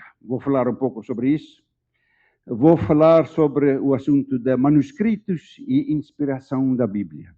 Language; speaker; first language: Portuguese; non-native, fluent; Dutch